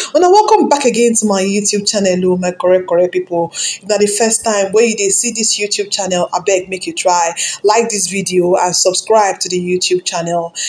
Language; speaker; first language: Nigerian Pidgin; non-native, local second language; Yoruba